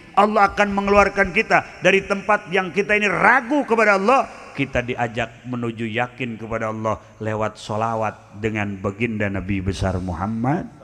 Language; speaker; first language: Indonesian; non-native, local second language; Sundanese